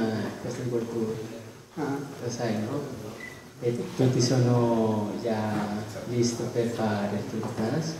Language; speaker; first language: Italian; non-native, learner; Spanish